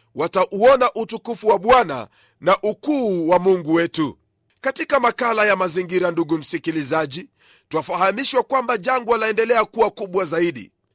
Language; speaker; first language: Swahili; non-native, local second language; Luyia